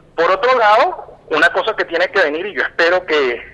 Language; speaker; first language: Spanish; native; Spanish